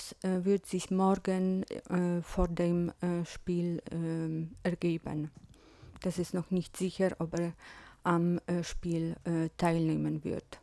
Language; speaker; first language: German; non-native, fluent; Polish